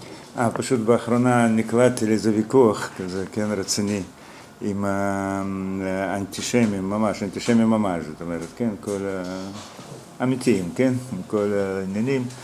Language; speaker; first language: Hebrew; non-native, fluent; Russian